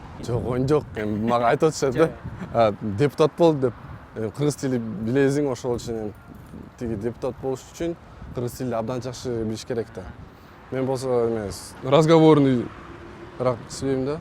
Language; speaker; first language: Kyrgyz; non-native, local second language; Russian